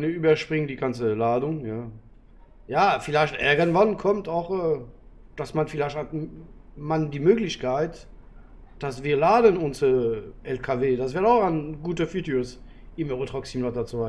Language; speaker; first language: German; non-native, learner; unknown